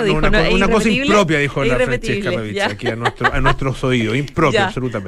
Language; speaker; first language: Spanish; native; Spanish